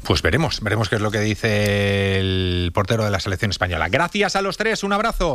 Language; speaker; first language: Spanish; native; Spanish